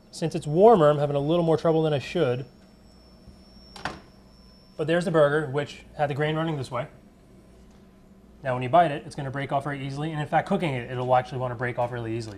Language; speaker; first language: English; native; English